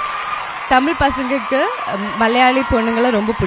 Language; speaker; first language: Tamil; non-native, learner; Malayalam